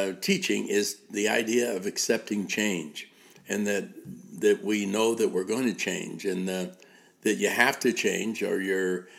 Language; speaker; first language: English; native; English